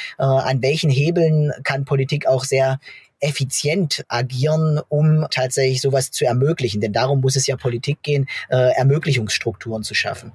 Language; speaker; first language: German; native; German